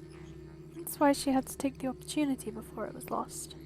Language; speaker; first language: English; native; English